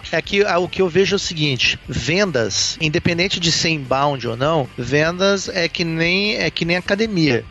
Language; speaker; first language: Portuguese; native; Portuguese